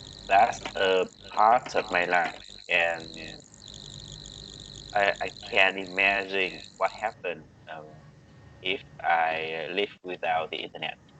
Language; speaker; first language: English; non-native, learner; Vietnamese